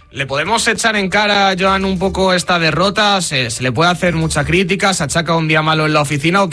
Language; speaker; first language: Spanish; native; Spanish